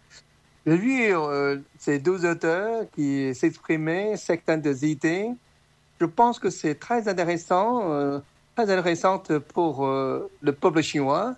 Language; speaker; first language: French; non-native, learner; Chinese